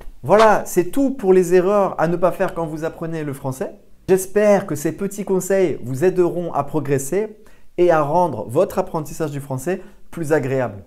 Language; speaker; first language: French; native; French